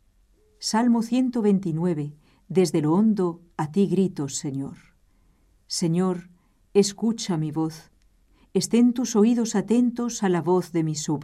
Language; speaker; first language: Spanish; native; Spanish